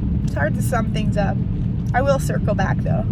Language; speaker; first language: English; native; English